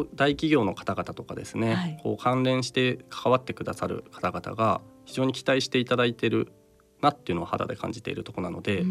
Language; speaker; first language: Japanese; native; Japanese